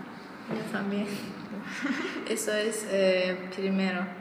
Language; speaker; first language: Spanish; non-native, learner; Azerbaijani